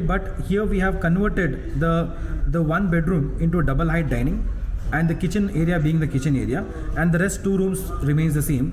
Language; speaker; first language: English; non-native, local second language; Hindi